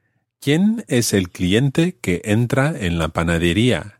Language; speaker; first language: Spanish; non-native, fluent; English